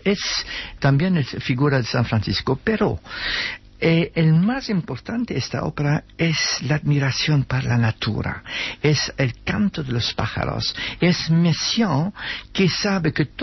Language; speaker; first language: Spanish; non-native, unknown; Dutch